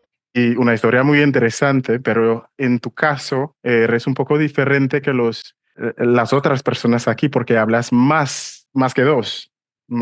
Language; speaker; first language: Spanish; non-native, fluent; English